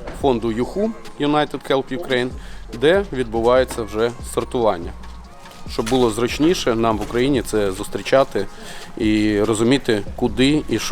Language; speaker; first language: Ukrainian; native; Ukrainian